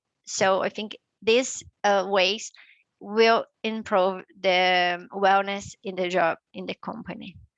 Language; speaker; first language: English; non-native, learner; Portuguese